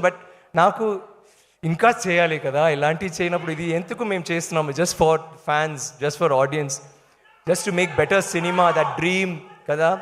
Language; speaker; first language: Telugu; non-native, learner; Tamil